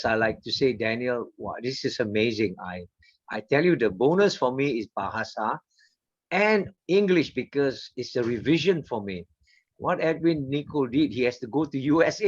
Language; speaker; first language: English; non-native, fluent; Indonesian